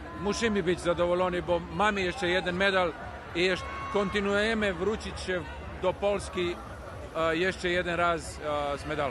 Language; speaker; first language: Polish; non-native, learner; Serbian